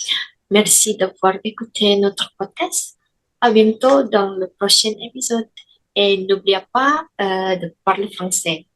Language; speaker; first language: French; non-native, learner; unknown